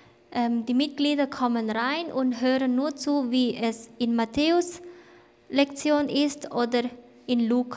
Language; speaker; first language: German; non-native, fluent; Thai